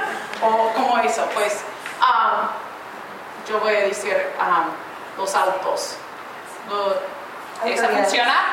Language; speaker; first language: Spanish; non-native, learner; English